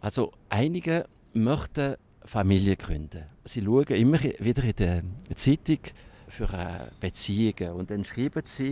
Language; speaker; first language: German; non-native, local second language; French